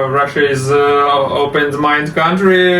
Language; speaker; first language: English; non-native, learner; Russian